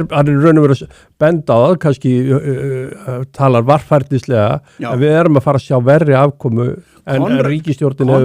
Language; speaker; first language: Icelandic; native; Icelandic